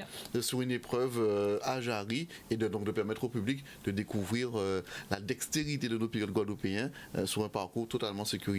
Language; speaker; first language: French; native; French